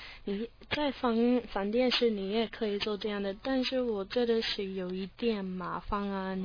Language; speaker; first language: Chinese; non-native, learner; English